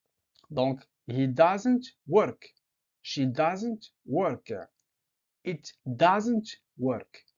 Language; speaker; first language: English; non-native, fluent; French